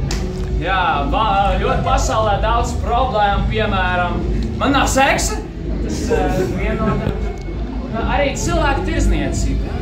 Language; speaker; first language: Latvian; non-native, local second language; Russian